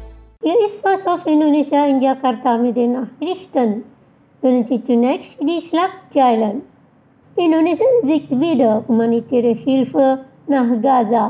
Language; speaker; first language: German; non-native, fluent; Indonesian